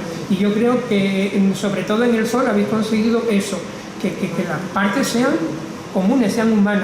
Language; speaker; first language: Spanish; native; Spanish